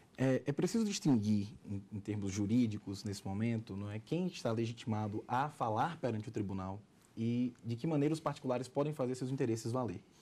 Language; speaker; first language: Portuguese; native; Portuguese